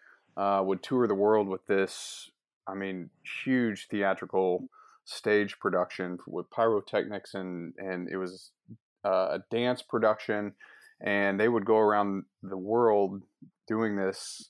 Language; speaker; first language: English; native; English